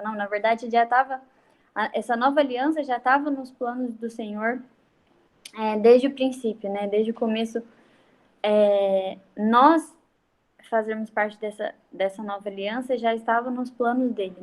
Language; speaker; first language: Portuguese; native; Portuguese